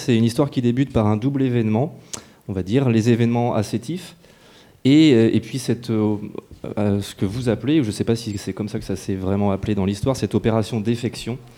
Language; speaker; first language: French; native; French